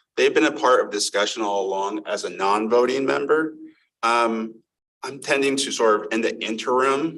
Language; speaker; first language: English; native; English